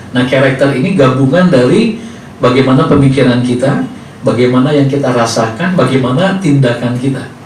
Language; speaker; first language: Indonesian; native; Indonesian